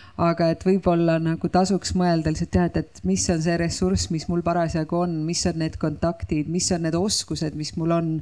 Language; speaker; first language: Estonian; native; Estonian